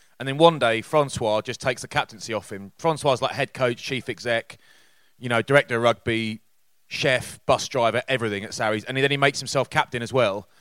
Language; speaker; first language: English; native; English